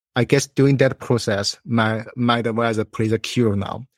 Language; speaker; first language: English; non-native, fluent; Chinese